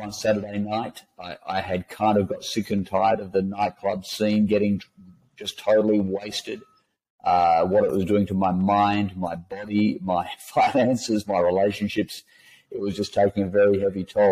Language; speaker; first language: English; native; English